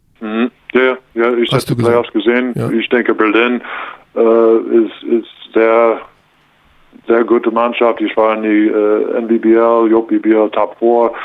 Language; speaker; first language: German; non-native, learner; English